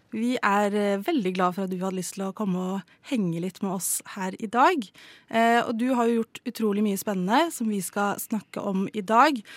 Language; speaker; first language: Norwegian; native; Norwegian